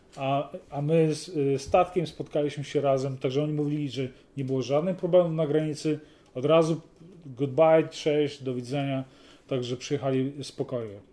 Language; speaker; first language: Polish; native; Polish